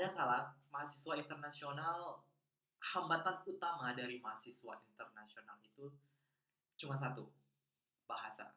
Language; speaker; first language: Indonesian; non-native, local second language; Balinese